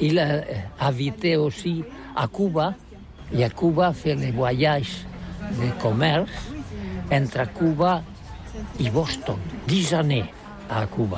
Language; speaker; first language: French; non-native, learner; Catalan